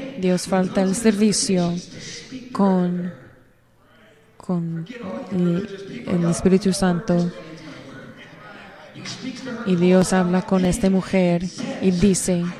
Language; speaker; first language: Spanish; non-native, learner; English